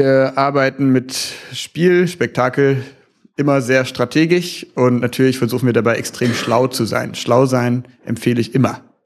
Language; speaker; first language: German; native; German